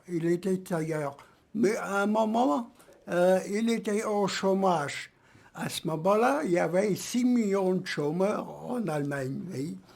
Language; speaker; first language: French; early bilingual, other home language; German